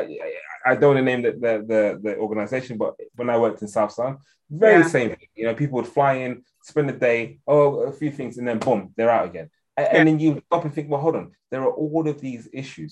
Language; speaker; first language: English; native; English